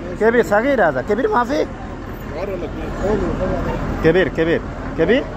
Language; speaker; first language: Arabic; non-native, learner; Bangla